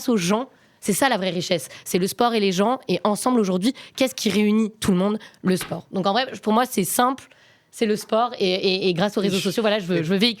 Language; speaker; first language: French; native; French